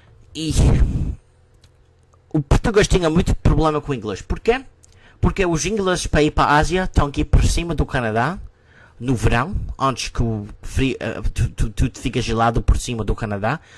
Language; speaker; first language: Portuguese; non-native, learner; English